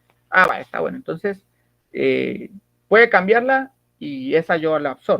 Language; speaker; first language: Spanish; native; Spanish